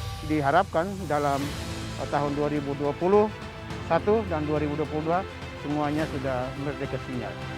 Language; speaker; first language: Indonesian; native; Indonesian